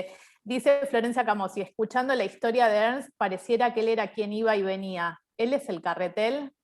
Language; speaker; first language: Spanish; native; Spanish